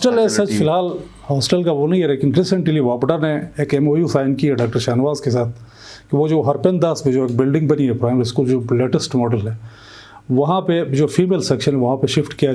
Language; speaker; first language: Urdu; non-native, local second language; Shina